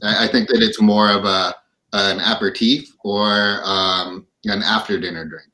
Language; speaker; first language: English; native; English